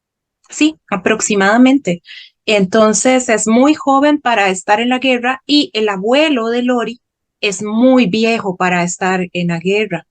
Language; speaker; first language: Spanish; non-native, fluent; Portuguese